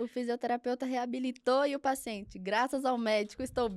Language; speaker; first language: Portuguese; native; Portuguese